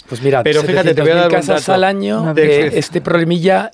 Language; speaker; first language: Spanish; native; Spanish